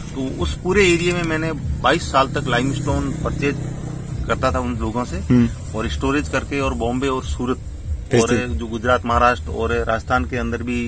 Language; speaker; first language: Hindi; native; Hindi